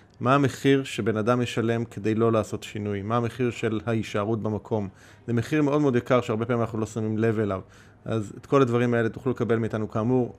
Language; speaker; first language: Hebrew; native; Hebrew